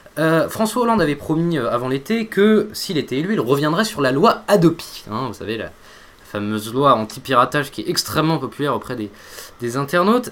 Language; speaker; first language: French; native; French